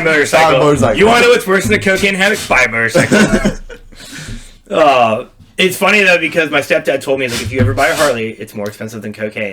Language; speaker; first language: English; native; English